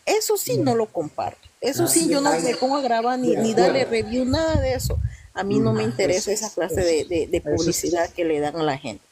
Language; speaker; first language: Spanish; non-native, local second language; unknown